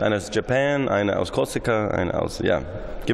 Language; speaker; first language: German; non-native, fluent; English